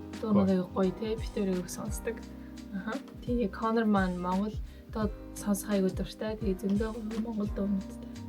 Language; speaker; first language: Mongolian; native; Mongolian